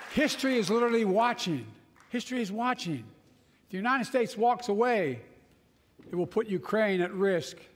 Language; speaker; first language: English; native; English